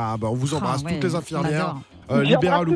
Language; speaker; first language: French; native; French